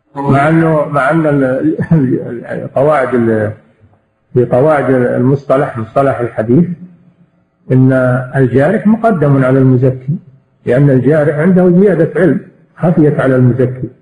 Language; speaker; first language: Arabic; native; Arabic